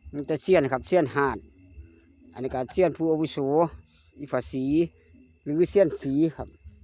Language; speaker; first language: Thai; native; Thai